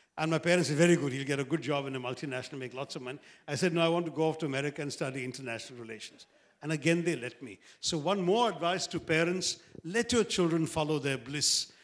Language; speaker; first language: English; non-native, local second language; Malayalam